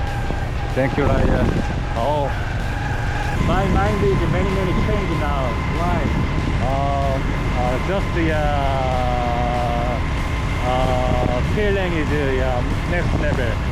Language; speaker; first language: English; non-native, learner; Korean